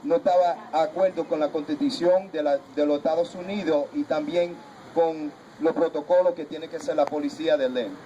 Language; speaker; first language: Spanish; early bilingual, heritage; Spanish